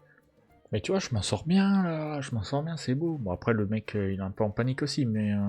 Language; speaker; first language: French; native; French